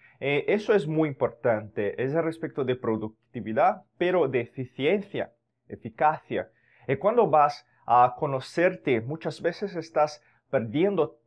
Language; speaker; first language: Spanish; non-native, fluent; Portuguese